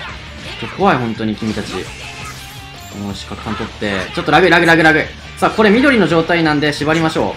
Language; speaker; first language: Japanese; native; Japanese